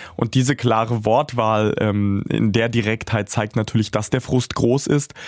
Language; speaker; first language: German; early bilingual, other home language; Russian